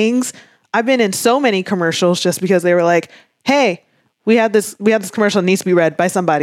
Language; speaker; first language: English; native; English